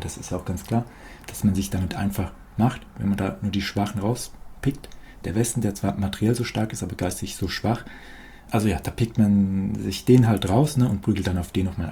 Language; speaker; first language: German; native; German